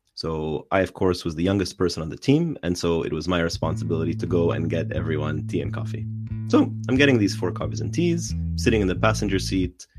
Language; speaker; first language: English; non-native, fluent; Arabic